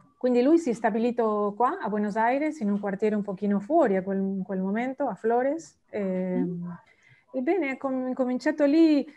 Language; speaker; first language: Italian; non-native, fluent; Spanish